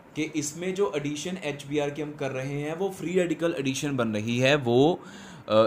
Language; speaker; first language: Hindi; non-native, local second language; Punjabi